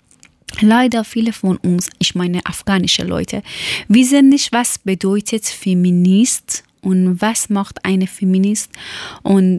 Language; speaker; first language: German; non-native, learner; Persian